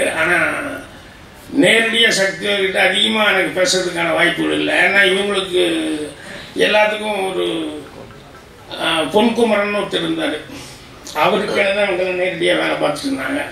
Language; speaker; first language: Tamil; native; Tamil